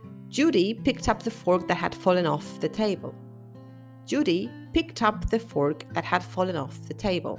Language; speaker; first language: English; non-native, fluent; Spanish